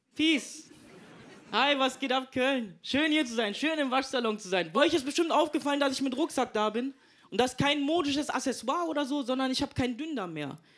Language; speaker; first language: German; native; German